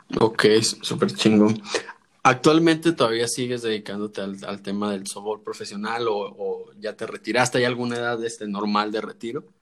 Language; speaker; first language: Spanish; native; Spanish